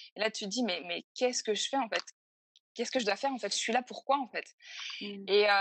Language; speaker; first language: French; native; French